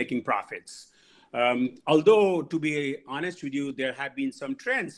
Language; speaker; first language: English; non-native, local second language; Bangla